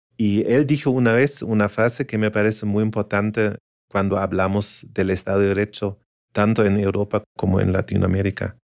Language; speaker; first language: Spanish; non-native, fluent; German